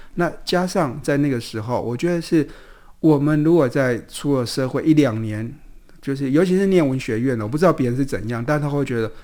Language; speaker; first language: Chinese; native; Chinese